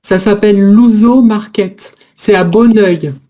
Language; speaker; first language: French; native; French